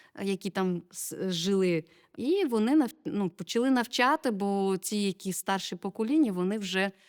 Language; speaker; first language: Ukrainian; non-native, local second language; Crimean Tatar